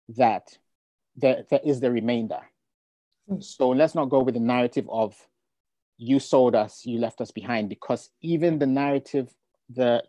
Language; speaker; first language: English; non-native, local second language; Ga